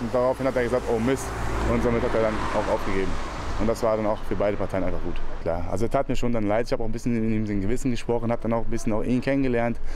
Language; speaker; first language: German; native; German